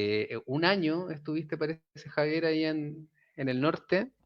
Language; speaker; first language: Spanish; native; Spanish